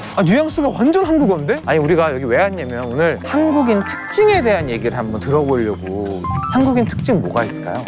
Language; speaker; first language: Korean; native; Korean